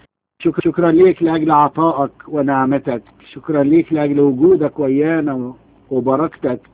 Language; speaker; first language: Arabic; native; Arabic